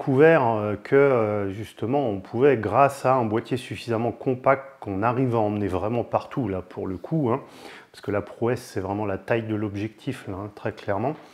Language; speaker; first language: French; native; French